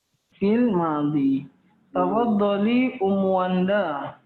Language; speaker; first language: Arabic; non-native, fluent; Indonesian